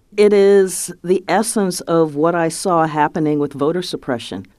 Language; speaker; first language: English; native; English